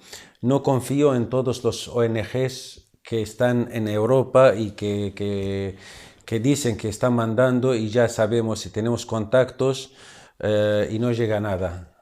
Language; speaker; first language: Spanish; non-native, fluent; Arabic